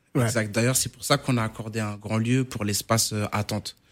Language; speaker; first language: French; native; French